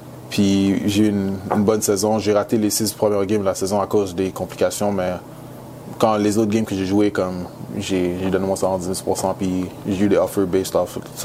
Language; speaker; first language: French; native; French